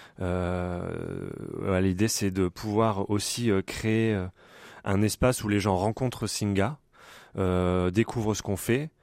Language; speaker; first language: French; native; French